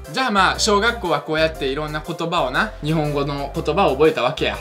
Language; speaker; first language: Japanese; early bilingual, other home language; Russian